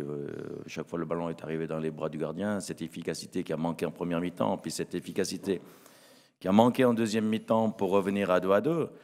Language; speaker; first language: French; native; French